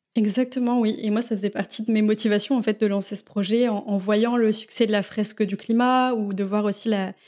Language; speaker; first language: French; native; French